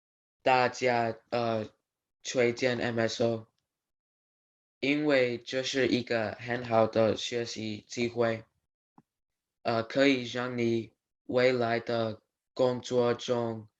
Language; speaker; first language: Chinese; non-native, learner; English